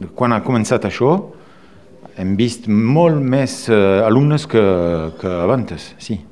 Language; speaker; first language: Catalan; non-native, local second language; French